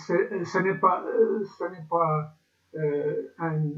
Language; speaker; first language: French; non-native, learner; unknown